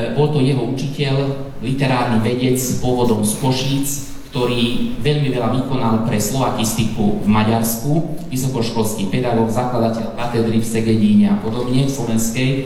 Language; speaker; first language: Slovak; early bilingual, heritage; Slovak